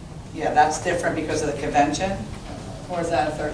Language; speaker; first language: English; native; English